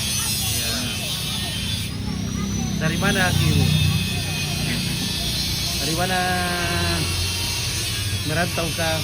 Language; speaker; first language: Indonesian; non-native, local second language; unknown